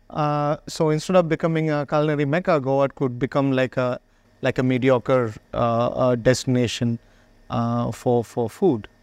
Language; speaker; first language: English; non-native, local second language; Malayalam